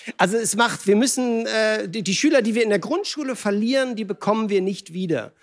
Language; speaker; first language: German; native; German